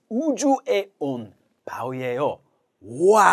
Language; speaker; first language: Korean; non-native, learner; English